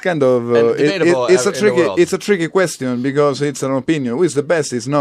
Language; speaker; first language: English; non-native, fluent; Italian